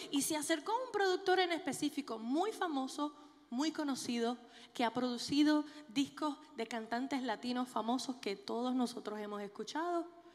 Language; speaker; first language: Spanish; early bilingual, other home language; English